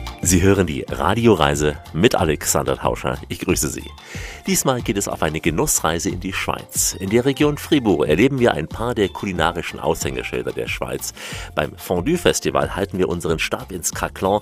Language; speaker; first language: German; native; German